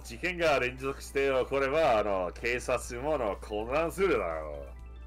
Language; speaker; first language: Japanese; non-native, fluent; English